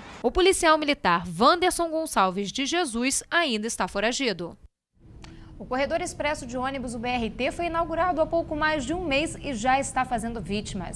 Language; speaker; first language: Portuguese; native; Portuguese